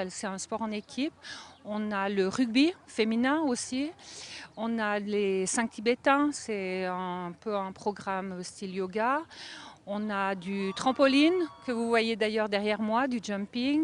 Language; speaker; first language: French; native; French